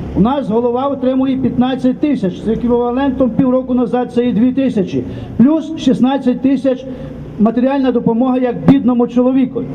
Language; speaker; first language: Ukrainian; native; Ukrainian